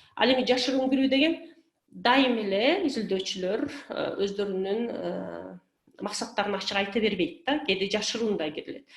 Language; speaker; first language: Kyrgyz; native; Kyrgyz